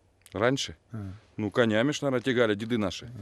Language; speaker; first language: Russian; native; Russian